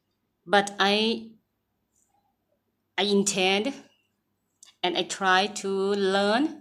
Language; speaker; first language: English; non-native, learner; Thai